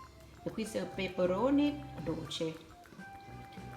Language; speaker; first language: Italian; non-native, learner; Thai